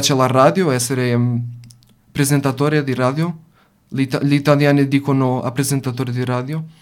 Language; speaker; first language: Italian; non-native, learner; Portuguese